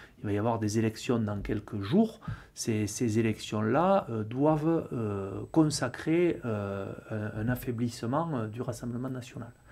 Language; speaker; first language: French; native; French